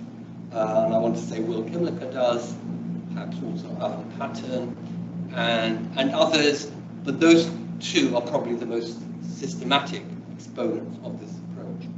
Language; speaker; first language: English; early bilingual, other home language; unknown